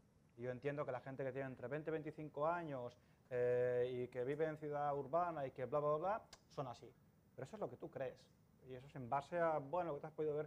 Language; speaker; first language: Spanish; native; Spanish